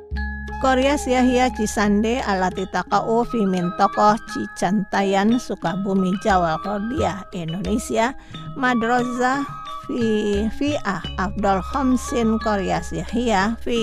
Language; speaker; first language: Arabic; non-native, fluent; Indonesian